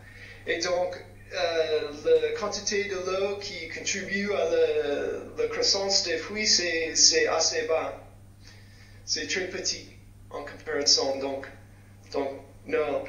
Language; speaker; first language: French; non-native, fluent; English